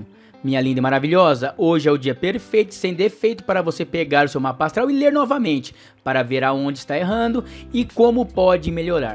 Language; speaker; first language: Portuguese; native; Portuguese